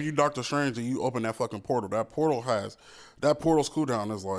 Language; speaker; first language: English; native; English